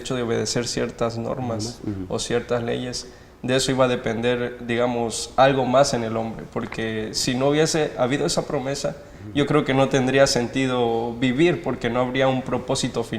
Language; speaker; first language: Spanish; native; Spanish